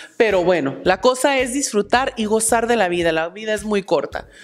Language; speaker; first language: Spanish; early bilingual, heritage; Spanish